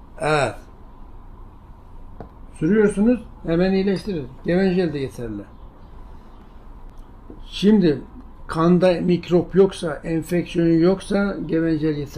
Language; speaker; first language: Turkish; native; Turkish